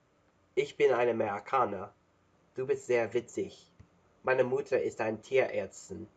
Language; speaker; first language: German; non-native, learner; English